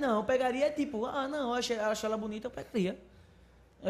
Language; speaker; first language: Portuguese; native; Portuguese